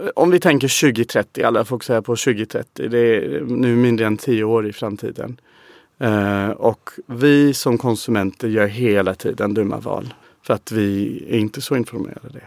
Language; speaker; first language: Swedish; non-native, fluent; English